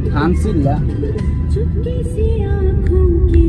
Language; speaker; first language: Malayalam; non-native, learner; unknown